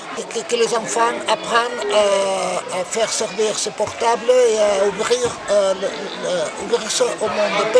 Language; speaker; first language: French; non-native, learner; Spanish